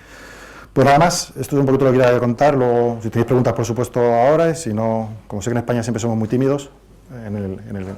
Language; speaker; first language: Spanish; native; Spanish